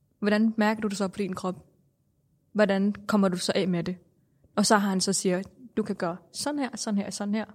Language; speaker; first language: Danish; non-native, fluent; Thai